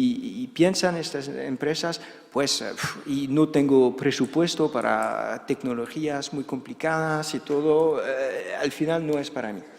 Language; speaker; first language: Spanish; non-native, fluent; Dutch